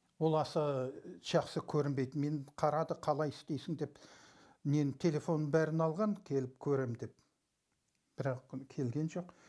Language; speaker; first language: Kazakh; early bilingual, heritage; Kazakh